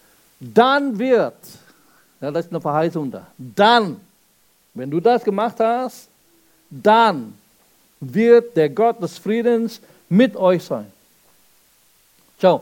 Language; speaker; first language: German; non-native, fluent; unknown